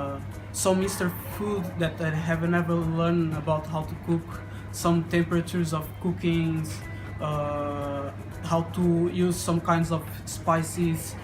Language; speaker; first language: English; non-native, learner; Portuguese